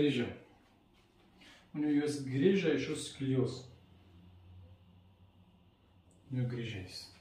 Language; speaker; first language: Russian; non-native, learner; Tajik